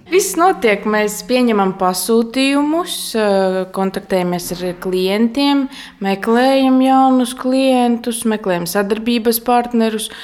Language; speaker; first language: Latvian; native; Latvian